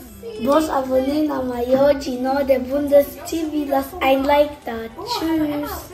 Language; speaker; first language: German; early bilingual, other home language; Lingala